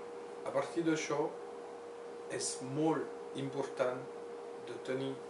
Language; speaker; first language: Catalan; non-native, local second language; French